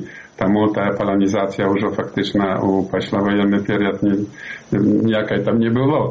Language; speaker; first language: Polish; non-native, learner; Belarusian